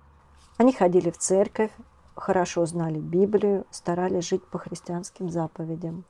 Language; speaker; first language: Russian; native; Russian